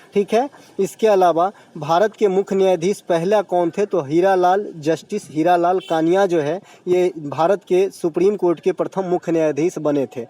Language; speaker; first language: Hindi; native; Hindi